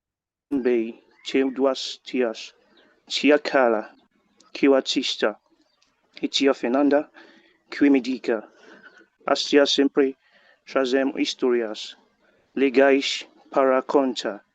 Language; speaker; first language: Portuguese; non-native, learner; English